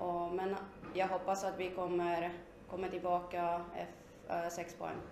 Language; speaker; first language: Swedish; non-native, fluent; Finnish